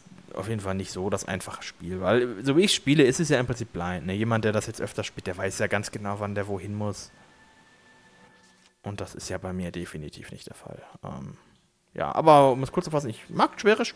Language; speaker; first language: German; native; German